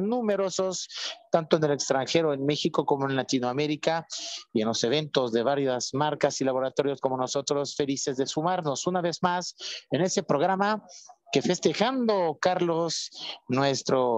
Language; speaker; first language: Spanish; native; Spanish